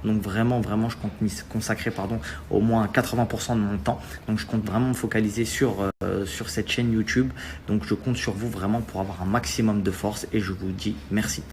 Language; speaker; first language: French; native; French